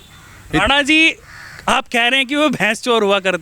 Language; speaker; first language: Hindi; native; Hindi